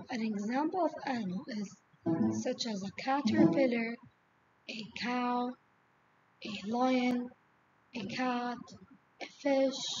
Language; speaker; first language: English; non-native, fluent; Arabic